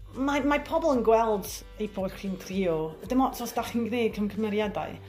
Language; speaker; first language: Welsh; non-native, learner; English